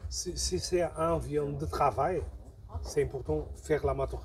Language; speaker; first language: French; non-native, learner; Portuguese